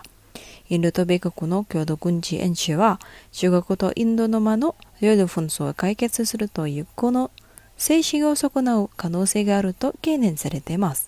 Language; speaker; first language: Japanese; non-native, fluent; Indonesian